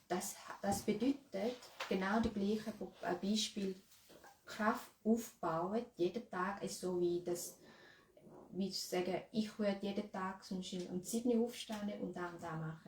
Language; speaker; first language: German; non-native, learner; Thai